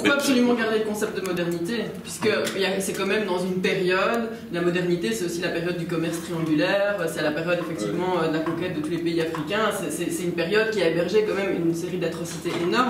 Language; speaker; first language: French; native; French